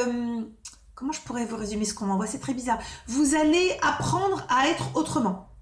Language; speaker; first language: French; native; French